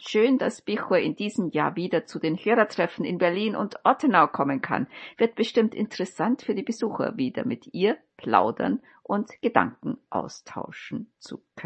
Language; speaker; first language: German; native; German